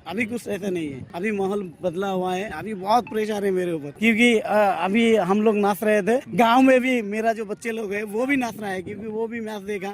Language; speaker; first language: Hindi; non-native, local second language; Bangla